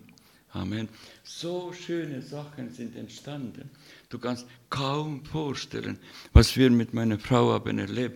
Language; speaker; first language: German; non-native, fluent; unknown